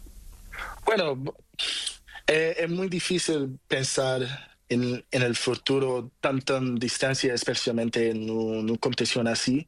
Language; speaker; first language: Spanish; non-native, learner; Portuguese